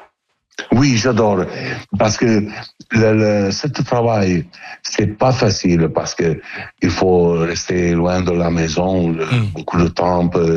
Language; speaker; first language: French; non-native, learner; Italian